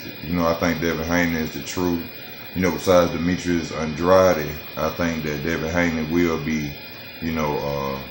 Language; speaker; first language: English; native; English